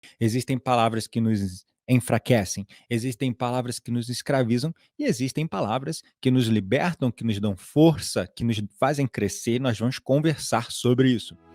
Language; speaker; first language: Portuguese; native; Portuguese